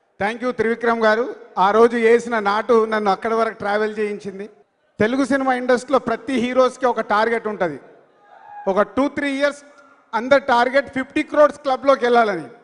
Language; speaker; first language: Telugu; native; Telugu